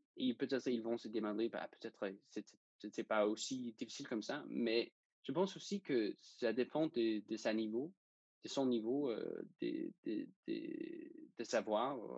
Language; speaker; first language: French; non-native, fluent; Danish